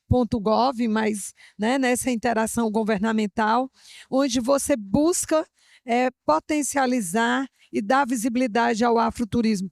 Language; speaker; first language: Portuguese; native; Portuguese